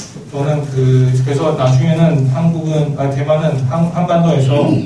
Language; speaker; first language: Korean; non-native, learner; Chinese